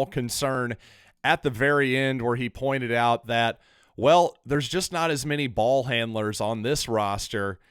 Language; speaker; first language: English; native; English